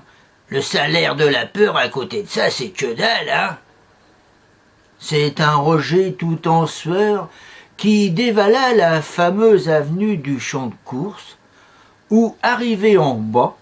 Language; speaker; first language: French; native; French